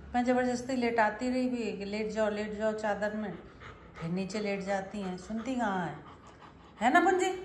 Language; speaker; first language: Hindi; native; Hindi